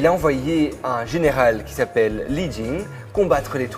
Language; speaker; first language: French; native; French